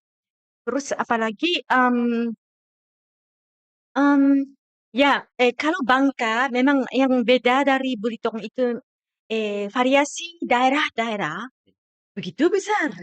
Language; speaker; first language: Indonesian; non-native, fluent; Japanese